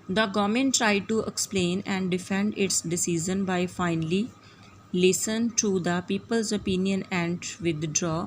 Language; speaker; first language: English; non-native, local second language; Punjabi